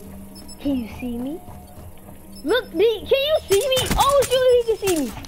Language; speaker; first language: English; native; English